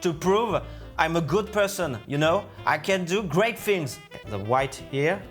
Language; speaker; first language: English; non-native, learner; French